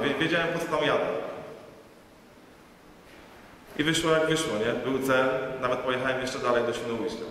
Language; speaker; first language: Polish; native; Polish